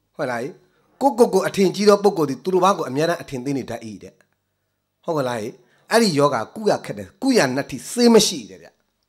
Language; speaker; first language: Burmese; native; Burmese